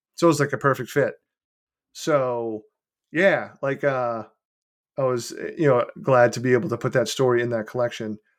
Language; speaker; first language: English; native; English